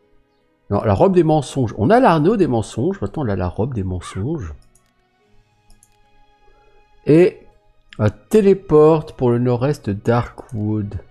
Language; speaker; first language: French; native; French